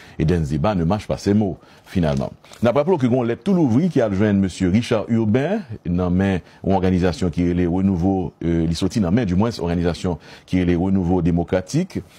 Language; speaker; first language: French; non-native, local second language; Haitian Creole